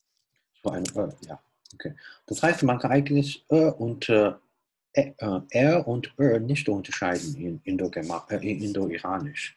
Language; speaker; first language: German; non-native, fluent; Chinese